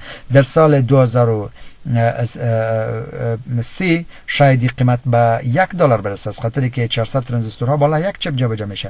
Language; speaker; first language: Persian; native; Persian